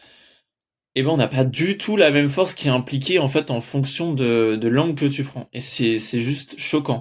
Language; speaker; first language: French; native; French